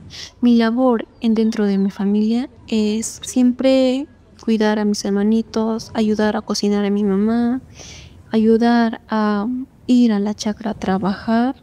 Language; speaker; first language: Spanish; non-native, local second language; Quechua